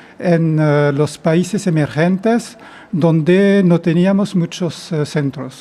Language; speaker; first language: Spanish; non-native, fluent; French